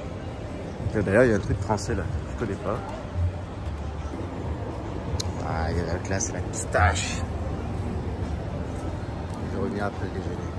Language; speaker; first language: French; native; French